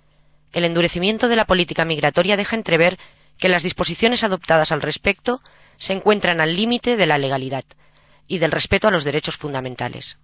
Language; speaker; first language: Spanish; native; Spanish